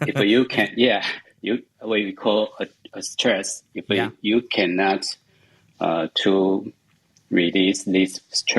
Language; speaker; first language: English; non-native, learner; Chinese